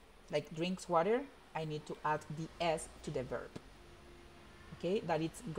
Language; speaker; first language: English; non-native, fluent; Spanish